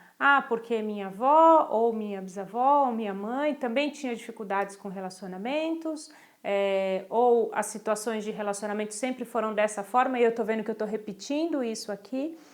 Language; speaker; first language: Portuguese; native; Portuguese